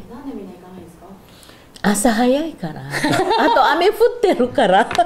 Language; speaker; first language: Japanese; non-native, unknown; Filipino